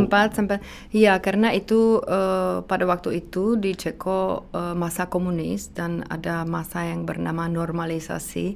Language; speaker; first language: Indonesian; non-native, fluent; Czech